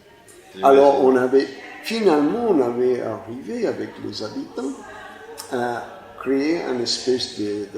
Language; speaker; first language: French; non-native, fluent; Spanish